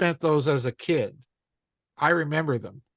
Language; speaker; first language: English; native; English